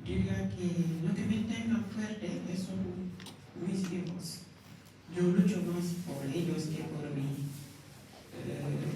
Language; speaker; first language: Spanish; non-native, local second language; Wolof